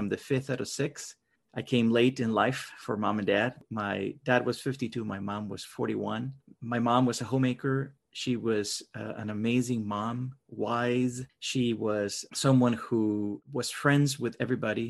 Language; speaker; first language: English; non-native, fluent; Spanish